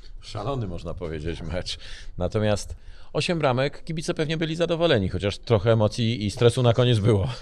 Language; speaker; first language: Polish; native; Polish